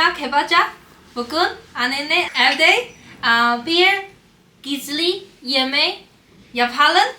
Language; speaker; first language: Turkish; non-native, learner; Chinese